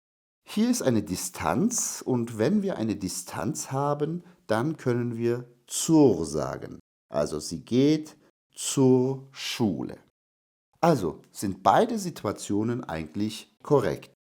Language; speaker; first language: German; non-native, fluent; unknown